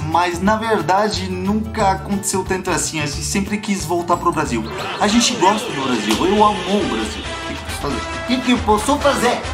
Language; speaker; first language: Portuguese; non-native, fluent; French